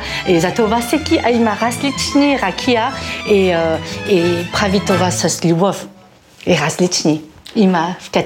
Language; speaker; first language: Bulgarian; non-native, learner; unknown